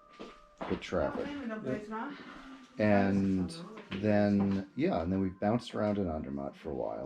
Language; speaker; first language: English; native; English